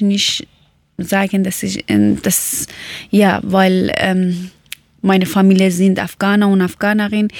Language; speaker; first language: German; non-native, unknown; Persian